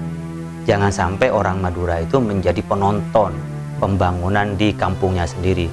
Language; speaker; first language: Indonesian; non-native, local second language; Madurese